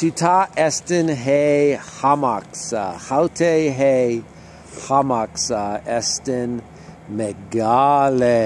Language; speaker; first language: Greek; non-native, learner; English